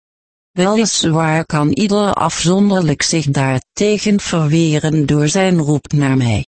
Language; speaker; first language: Dutch; native; Dutch